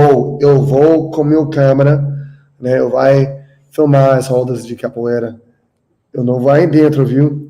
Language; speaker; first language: Portuguese; non-native, learner; English